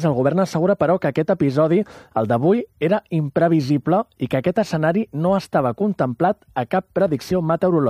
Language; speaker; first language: Catalan; native; Catalan